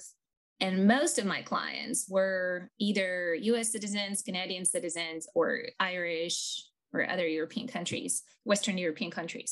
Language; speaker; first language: English; non-native, fluent; Ukrainian